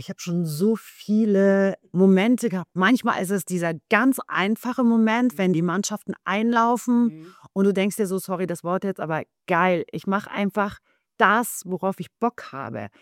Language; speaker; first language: German; native; German